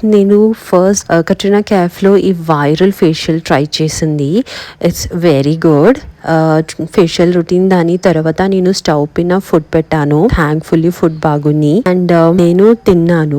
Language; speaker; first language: Telugu; non-native, learner; Kannada